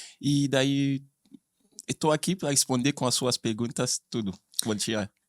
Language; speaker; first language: Portuguese; non-native, fluent; Haitian Creole